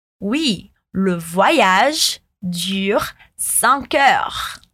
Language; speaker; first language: French; non-native, fluent; Portuguese